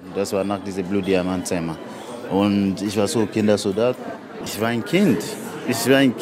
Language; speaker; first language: German; non-native, fluent; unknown